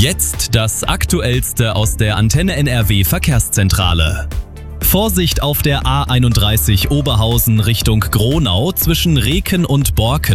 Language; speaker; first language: German; native; German